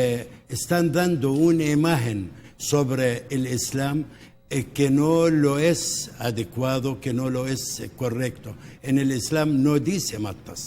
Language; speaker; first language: Spanish; early bilingual, heritage; Spanish